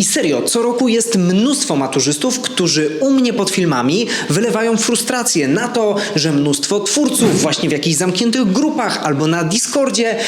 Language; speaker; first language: Polish; native; Polish